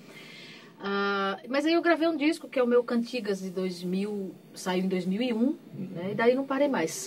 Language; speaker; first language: Portuguese; native; Portuguese